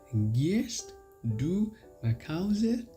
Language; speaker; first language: German; non-native, learner; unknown